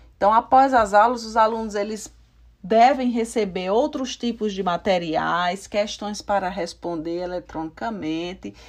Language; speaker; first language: Portuguese; native; Portuguese